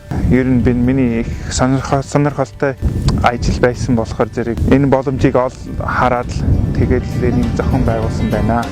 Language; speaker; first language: Mongolian; non-native, fluent; English